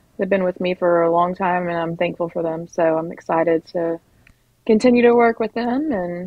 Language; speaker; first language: English; native; English